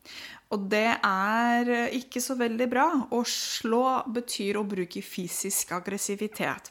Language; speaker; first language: Norwegian; non-native, fluent; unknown